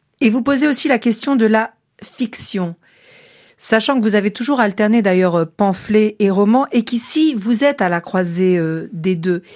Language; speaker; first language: French; native; French